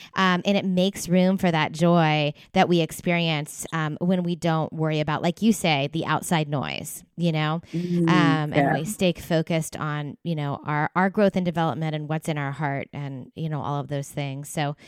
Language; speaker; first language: English; native; English